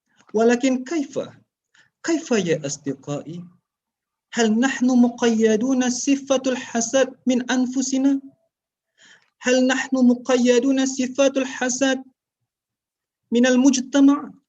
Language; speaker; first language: Arabic; non-native, learner; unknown